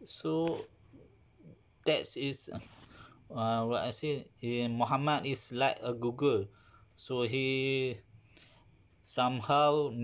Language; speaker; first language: English; non-native, learner; Malay